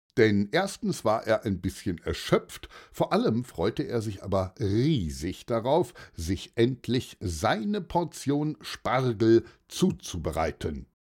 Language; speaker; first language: German; native; German